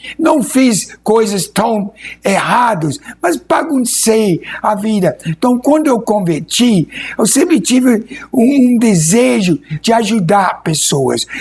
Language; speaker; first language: Portuguese; non-native, fluent; English